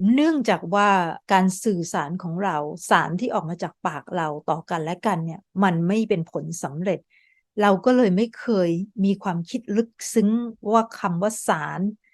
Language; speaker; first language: Thai; native; Thai